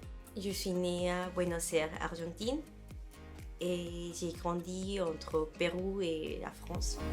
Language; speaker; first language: French; non-native, fluent; Spanish